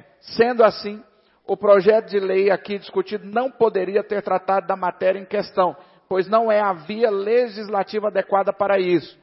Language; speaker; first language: Portuguese; native; Portuguese